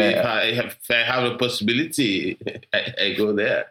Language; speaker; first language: English; non-native, learner; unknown